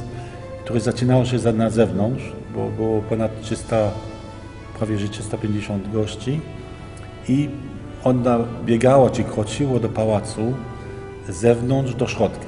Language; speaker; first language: Polish; early bilingual, heritage; Polish